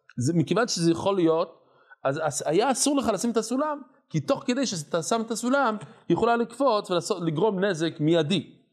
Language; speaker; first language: Hebrew; non-native, fluent; English